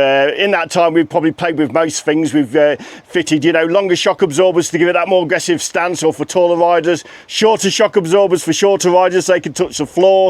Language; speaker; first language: English; native; English